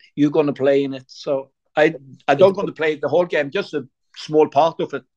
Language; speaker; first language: English; non-native, learner; Norwegian